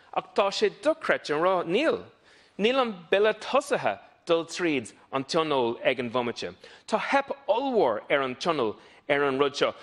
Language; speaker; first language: Irish; non-native, local second language; English